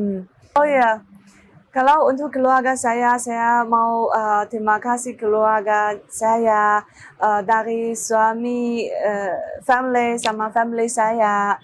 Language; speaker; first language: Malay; non-native, learner; Chinese